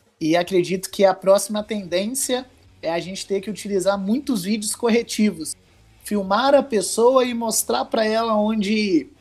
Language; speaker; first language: Portuguese; native; Portuguese